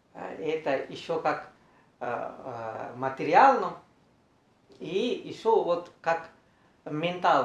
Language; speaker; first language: Russian; non-native, learner; Sinhala